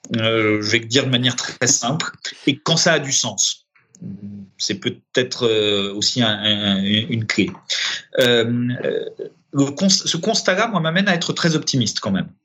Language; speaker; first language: French; early bilingual, other home language; Romanian